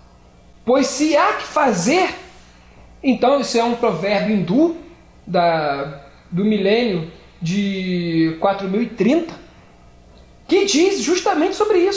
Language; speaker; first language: Portuguese; native; Portuguese